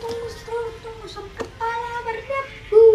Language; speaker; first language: Indonesian; native; Indonesian